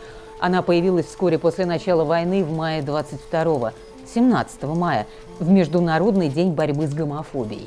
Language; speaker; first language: Russian; native; Russian